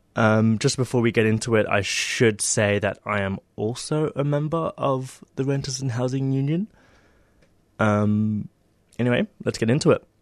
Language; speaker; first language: English; native; English